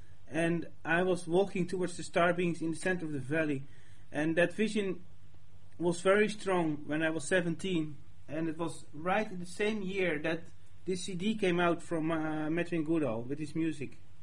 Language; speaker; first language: English; non-native, fluent; Dutch